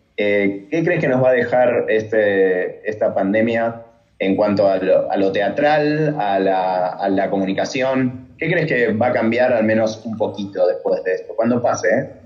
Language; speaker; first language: Spanish; native; Spanish